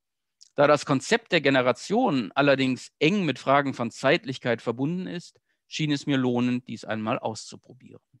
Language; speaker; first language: German; native; German